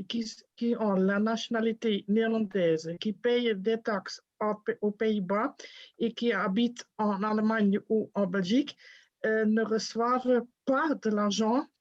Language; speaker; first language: French; non-native, fluent; Dutch